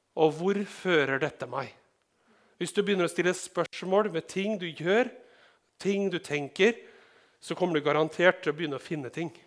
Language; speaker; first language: Norwegian; native; Norwegian